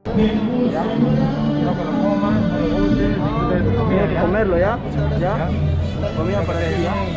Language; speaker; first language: Spanish; native; Spanish